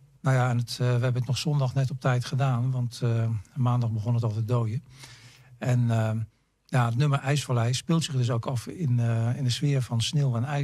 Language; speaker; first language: Dutch; native; Dutch